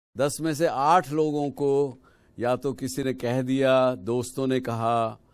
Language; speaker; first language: Hindi; native; Hindi